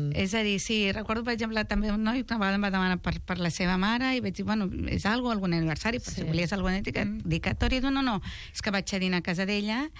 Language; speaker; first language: Catalan; native; Catalan